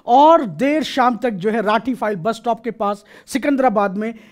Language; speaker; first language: Hindi; native; Hindi